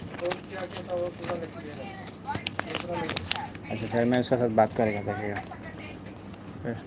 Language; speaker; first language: Hindi; non-native, learner; Bangla